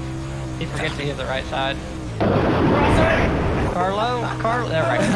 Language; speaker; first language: English; native; English